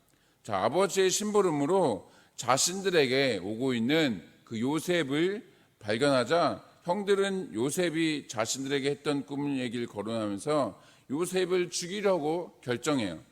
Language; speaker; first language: Korean; native; Korean